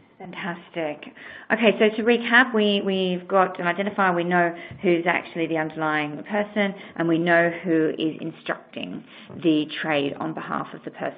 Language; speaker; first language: English; native; English